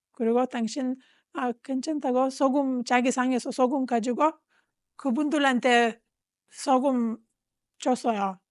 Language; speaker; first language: Korean; non-native, fluent; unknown